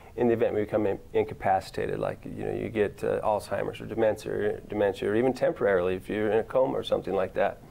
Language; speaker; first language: English; native; English